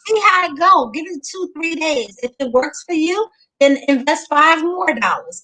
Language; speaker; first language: English; native; English